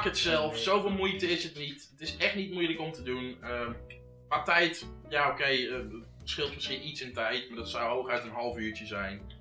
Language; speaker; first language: Dutch; native; Dutch